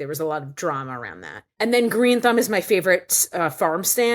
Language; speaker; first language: English; native; English